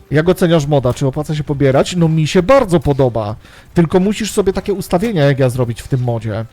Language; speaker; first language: Polish; native; Polish